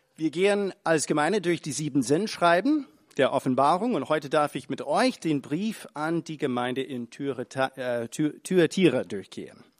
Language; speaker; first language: German; non-native, fluent; English